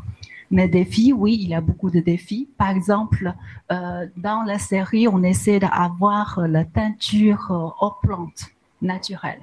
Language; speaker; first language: French; non-native, learner; Chinese